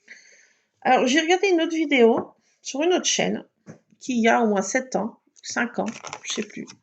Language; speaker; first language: French; native; French